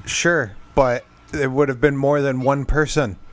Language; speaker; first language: English; native; English